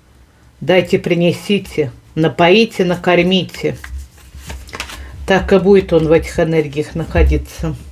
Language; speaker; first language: Russian; native; Russian